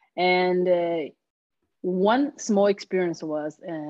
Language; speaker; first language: English; non-native, fluent; Chinese